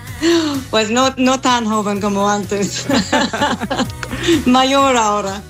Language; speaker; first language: Spanish; non-native, fluent; English